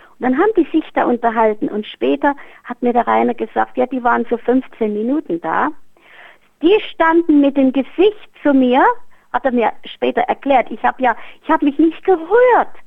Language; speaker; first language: German; native; German